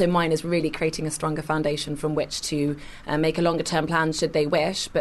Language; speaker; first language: English; native; English